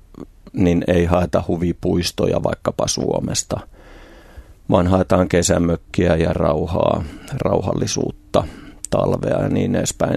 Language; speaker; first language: Finnish; native; Finnish